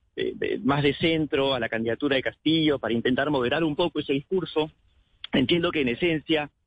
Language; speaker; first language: Spanish; native; Spanish